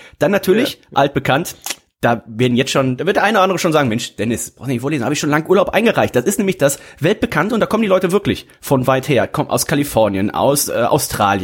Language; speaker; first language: German; native; German